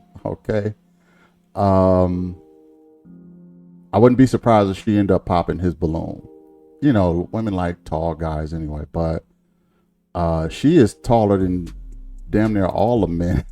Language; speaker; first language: English; native; English